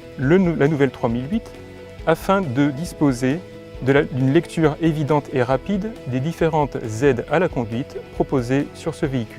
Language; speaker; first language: French; native; French